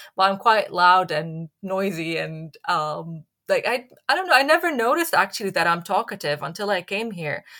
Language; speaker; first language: English; non-native, fluent; Arabic